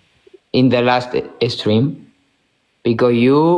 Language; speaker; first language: English; non-native, learner; Spanish